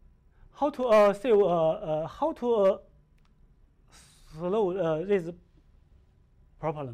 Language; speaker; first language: English; non-native, learner; Chinese